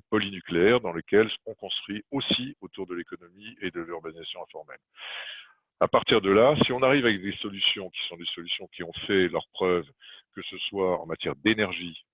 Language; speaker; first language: French; native; French